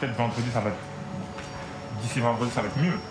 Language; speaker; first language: French; native; French